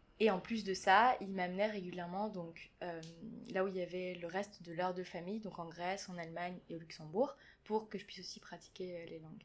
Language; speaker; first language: French; early bilingual, other home language; German